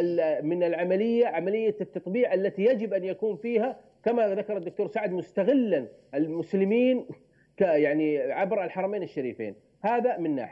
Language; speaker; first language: Arabic; native; Arabic